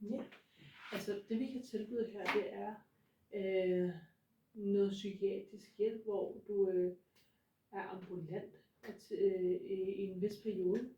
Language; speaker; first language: Danish; native; Danish